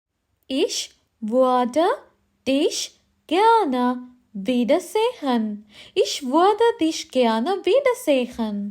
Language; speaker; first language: German; non-native, learner; Sinhala